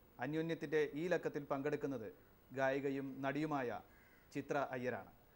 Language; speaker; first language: Malayalam; native; Malayalam